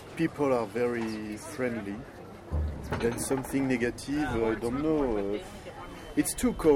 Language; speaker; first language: English; non-native, learner; French